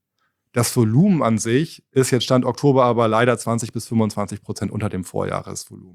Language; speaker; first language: German; native; German